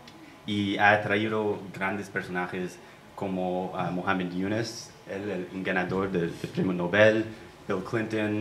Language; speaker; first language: Spanish; non-native, fluent; English